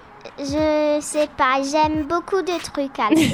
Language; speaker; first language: French; early bilingual, other home language; English